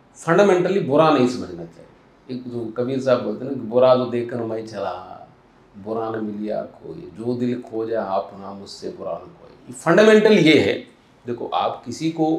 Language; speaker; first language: Hindi; non-native, local second language; Telugu